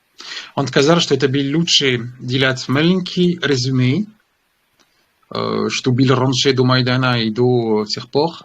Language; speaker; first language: Russian; non-native, learner; French